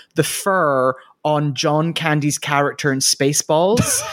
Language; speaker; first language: English; native; English